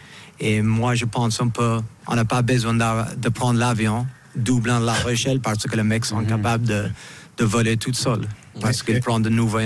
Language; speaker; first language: French; non-native, fluent; English